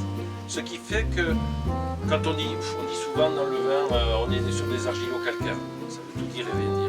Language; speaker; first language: French; native; French